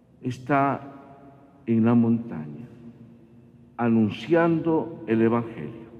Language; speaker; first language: Spanish; native; Spanish